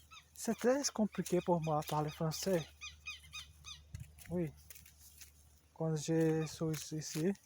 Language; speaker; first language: French; non-native, learner; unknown